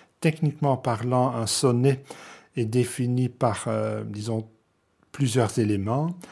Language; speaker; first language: French; non-native, local second language; Dutch